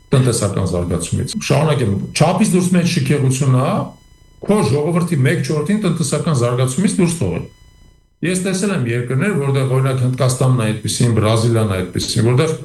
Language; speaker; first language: Armenian; native; Armenian